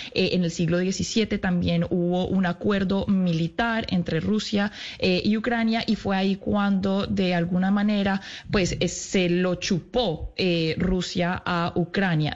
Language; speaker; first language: Spanish; native; Spanish